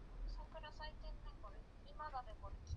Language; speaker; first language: Japanese; native; Japanese